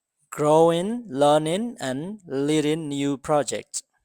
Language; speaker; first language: English; non-native, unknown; Burmese